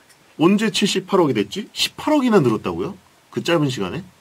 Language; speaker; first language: Korean; native; Korean